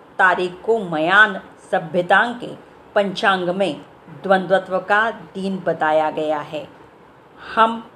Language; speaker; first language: Hindi; non-native, local second language; Marathi